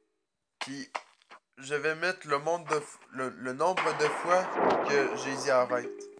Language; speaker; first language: French; native; French